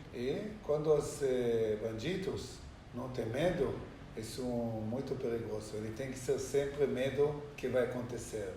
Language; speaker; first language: Portuguese; non-native, learner; Hebrew